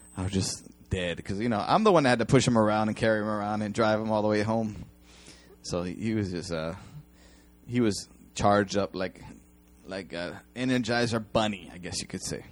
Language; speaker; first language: English; native; English